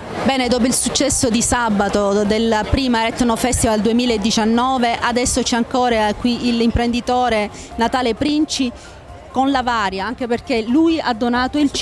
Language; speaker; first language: Italian; native; Italian